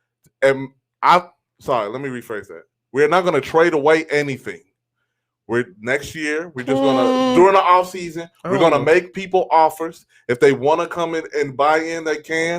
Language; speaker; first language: English; native; English